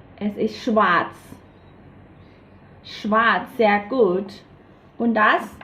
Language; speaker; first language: German; non-native, fluent; Thai